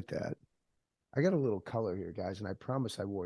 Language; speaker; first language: English; native; English